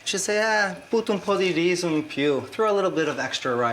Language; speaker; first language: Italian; early bilingual, heritage; Italian